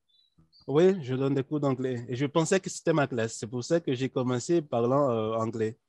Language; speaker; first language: French; non-native, local second language; Haitian Creole